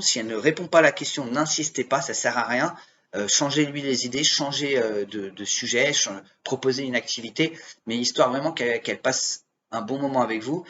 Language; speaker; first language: French; native; French